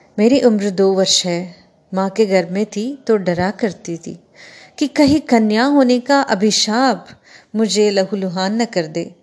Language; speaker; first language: Hindi; non-native, local second language; Kannada